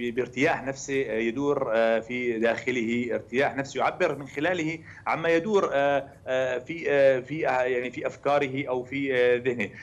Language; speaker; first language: Arabic; native; Arabic